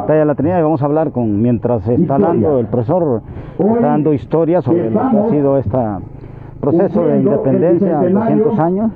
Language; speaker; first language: Spanish; native; Spanish